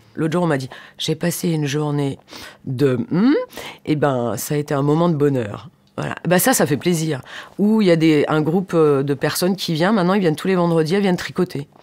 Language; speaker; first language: French; native; French